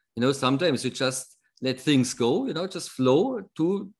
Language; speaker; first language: English; non-native, fluent; German